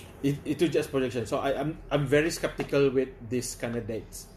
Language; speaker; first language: English; non-native, local second language; Malay